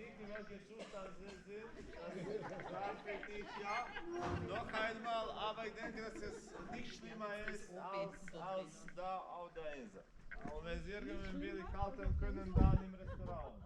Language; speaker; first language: German; non-native, fluent; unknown